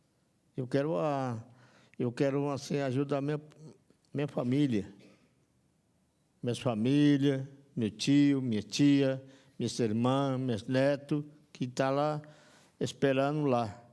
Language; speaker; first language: Portuguese; non-native, local second language; Yanomámi